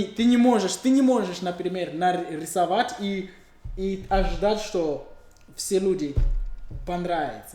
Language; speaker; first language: Russian; non-native, learner; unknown